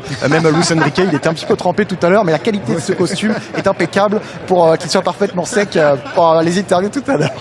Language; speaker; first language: French; native; French